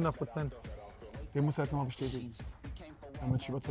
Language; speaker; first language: German; native; German